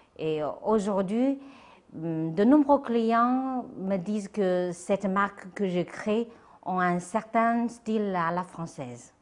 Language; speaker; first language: French; non-native, fluent; Chinese